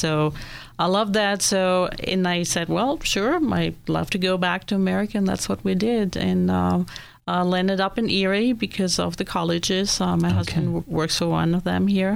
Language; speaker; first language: English; non-native, fluent; German